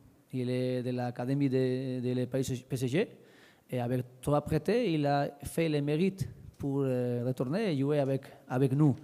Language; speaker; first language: French; non-native, learner; Spanish